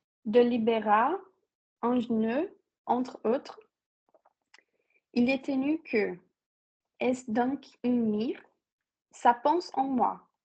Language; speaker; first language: French; non-native, fluent; Portuguese